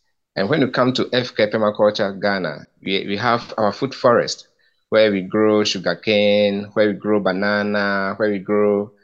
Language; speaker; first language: English; non-native, local second language; Ewe